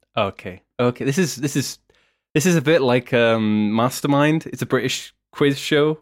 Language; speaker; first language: English; native; English